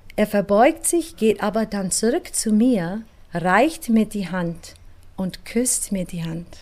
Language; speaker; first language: German; non-native, fluent; English